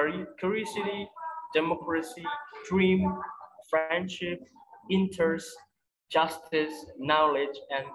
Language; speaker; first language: English; non-native, fluent; Indonesian